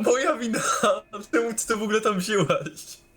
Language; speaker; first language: Polish; early bilingual, heritage; Polish